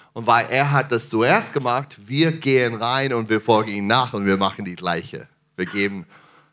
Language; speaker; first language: German; non-native, fluent; English